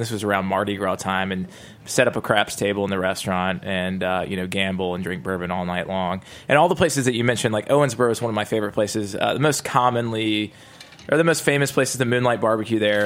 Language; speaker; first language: English; native; English